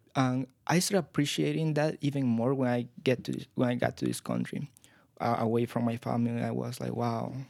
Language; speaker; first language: English; non-native, fluent; Spanish